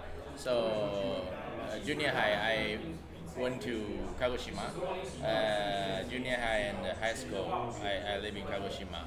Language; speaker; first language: English; non-native, learner; Japanese